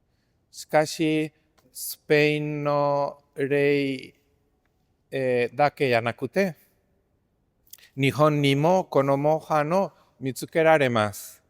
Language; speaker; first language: Japanese; non-native, fluent; Spanish